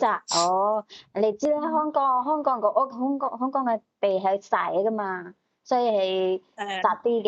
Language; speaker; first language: Cantonese; native; Cantonese